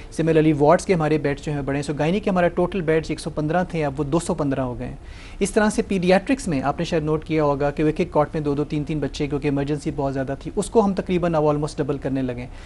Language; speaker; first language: Urdu; native; Urdu